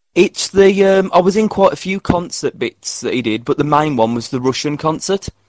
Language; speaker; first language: English; native; English